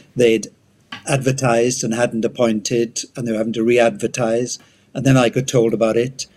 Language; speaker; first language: English; native; English